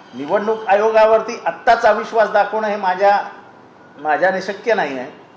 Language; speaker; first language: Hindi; non-native, local second language; Marathi